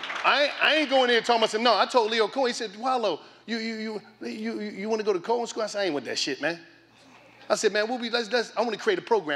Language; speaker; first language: English; native; English